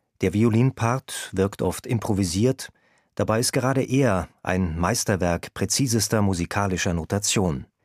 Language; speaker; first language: German; native; German